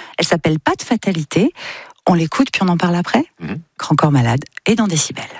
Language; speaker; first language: French; native; French